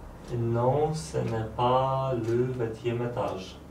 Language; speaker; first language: French; non-native, learner; Polish